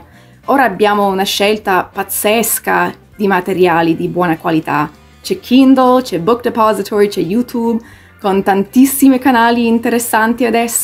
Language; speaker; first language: Italian; early bilingual, heritage; English